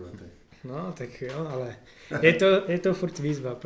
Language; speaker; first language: Czech; non-native, fluent; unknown